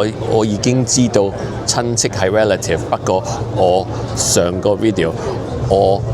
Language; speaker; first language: Cantonese; early bilingual, heritage; English